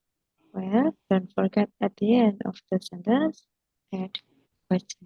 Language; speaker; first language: English; non-native, fluent; Indonesian